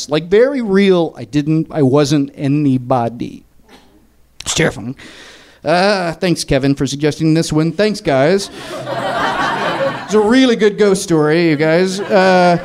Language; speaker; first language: English; native; English